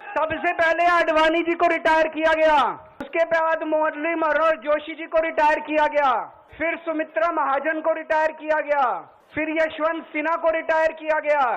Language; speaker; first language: Hindi; native; Hindi